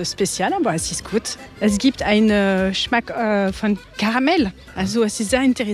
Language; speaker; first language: German; non-native, learner; French